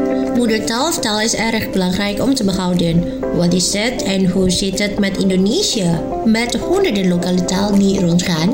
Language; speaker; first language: Dutch; non-native, fluent; Indonesian